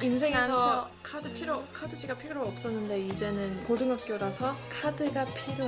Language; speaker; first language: Korean; early bilingual, heritage; English